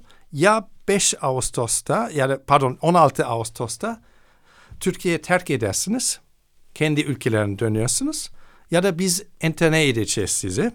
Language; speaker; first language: Turkish; non-native, fluent; German